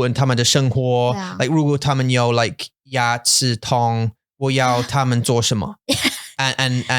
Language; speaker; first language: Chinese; non-native, fluent; English